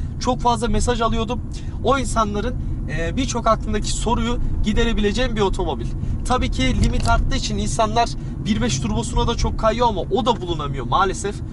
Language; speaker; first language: Turkish; native; Turkish